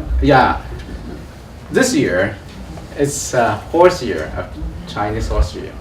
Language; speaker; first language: English; non-native, learner; Chinese